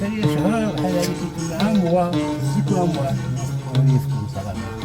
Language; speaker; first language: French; non-native, learner; Arabic